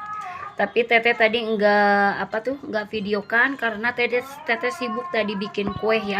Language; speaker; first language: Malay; non-native, local second language; Sundanese